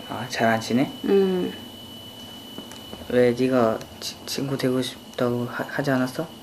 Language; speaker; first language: Korean; early bilingual, other home language; Uzbek